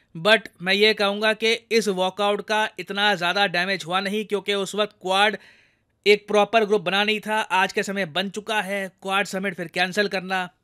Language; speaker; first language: Hindi; native; Hindi